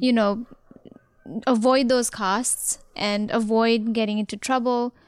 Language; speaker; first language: English; non-native, local second language; Nepali